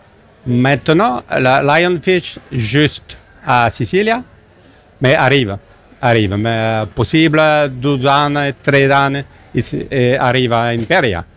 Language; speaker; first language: Italian; non-native, learner; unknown